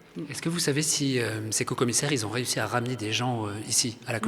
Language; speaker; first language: French; native; French